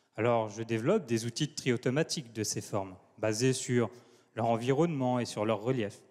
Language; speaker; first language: French; native; French